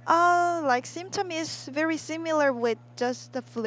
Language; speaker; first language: English; non-native, learner; Korean